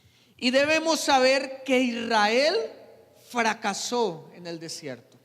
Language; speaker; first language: Spanish; native; Spanish